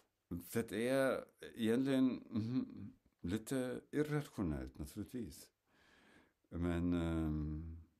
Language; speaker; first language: Swedish; non-native, fluent; German